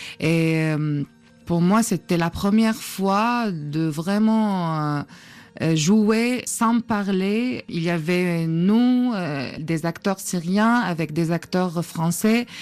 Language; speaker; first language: French; non-native, fluent; Arabic